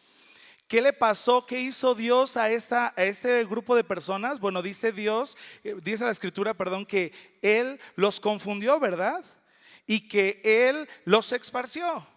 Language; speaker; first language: Spanish; native; Spanish